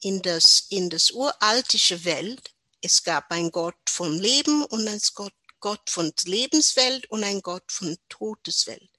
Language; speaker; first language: German; non-native, learner; English